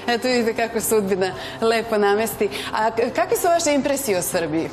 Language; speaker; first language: Bosnian; native; Bosnian